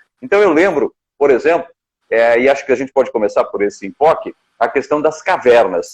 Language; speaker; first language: Portuguese; native; Portuguese